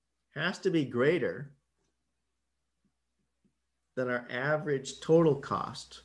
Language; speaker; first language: English; native; English